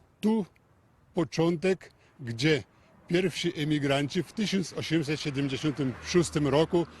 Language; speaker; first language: Polish; early bilingual, heritage; Polish